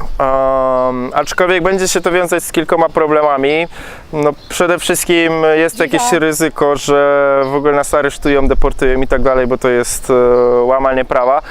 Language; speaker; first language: Polish; native; Polish